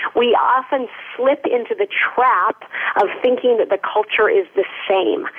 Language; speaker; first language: English; native; English